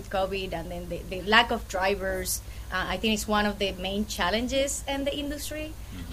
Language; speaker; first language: English; non-native, fluent; Spanish